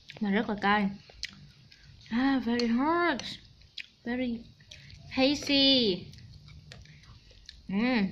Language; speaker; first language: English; non-native, learner; Vietnamese